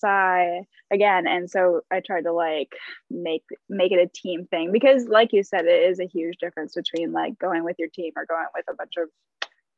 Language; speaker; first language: English; native; English